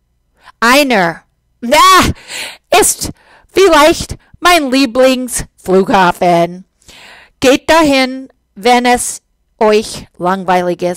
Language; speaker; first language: German; non-native, fluent; English